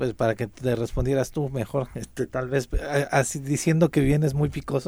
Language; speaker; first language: Spanish; native; Spanish